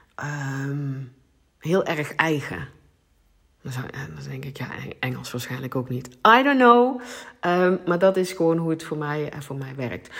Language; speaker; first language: Dutch; non-native, local second language; Limburgish